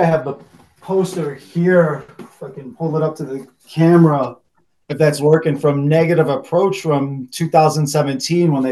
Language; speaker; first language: English; native; English